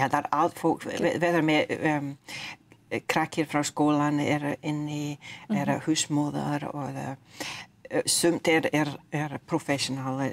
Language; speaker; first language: Icelandic; non-native, learner; English